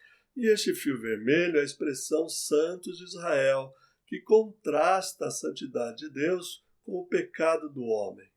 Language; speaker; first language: Portuguese; native; Portuguese